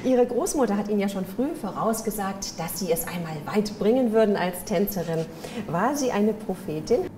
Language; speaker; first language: German; native; German